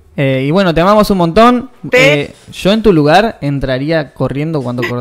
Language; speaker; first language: Spanish; native; Spanish